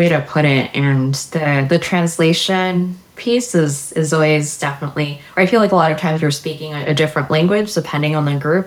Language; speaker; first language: English; native; English